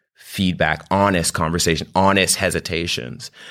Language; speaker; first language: English; native; English